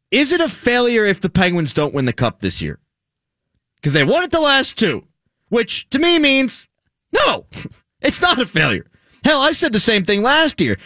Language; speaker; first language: English; native; English